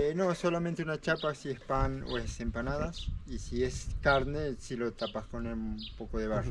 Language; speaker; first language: Spanish; native; Spanish